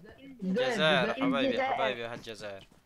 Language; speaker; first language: Arabic; native; Arabic